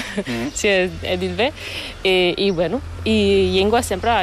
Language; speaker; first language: Catalan; non-native, fluent; Ukrainian